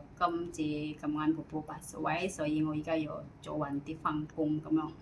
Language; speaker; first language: Cantonese; non-native, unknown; Indonesian